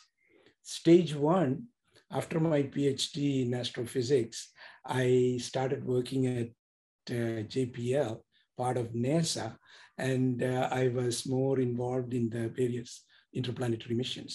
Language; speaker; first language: English; non-native, local second language; Tamil